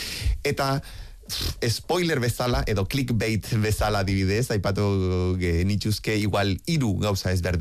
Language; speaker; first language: Basque; native; Basque